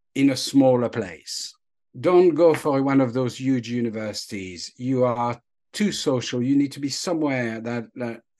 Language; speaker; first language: English; non-native, fluent; French